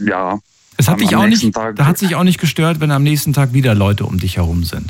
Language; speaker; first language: German; native; German